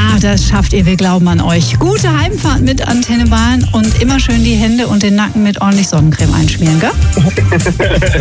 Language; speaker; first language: German; native; German